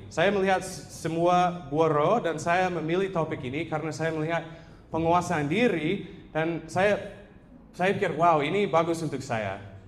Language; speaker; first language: Indonesian; non-native, fluent; English